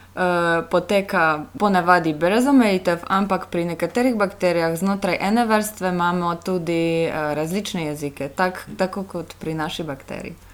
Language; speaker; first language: Slovenian; non-native, fluent; Polish